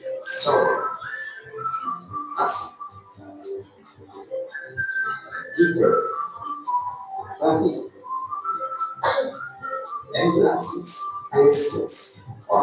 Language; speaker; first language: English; non-native, fluent; Indonesian